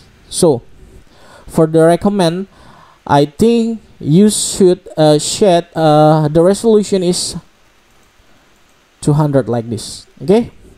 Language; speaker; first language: English; non-native, learner; Indonesian